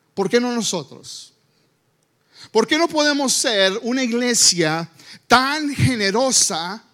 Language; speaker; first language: Spanish; early bilingual, heritage; Spanish